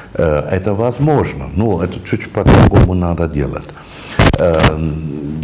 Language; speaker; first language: Russian; non-native, fluent; German